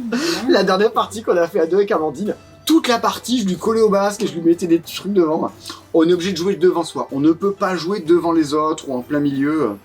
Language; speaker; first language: French; native; French